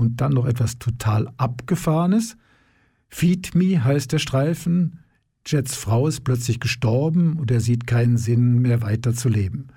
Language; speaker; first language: German; native; German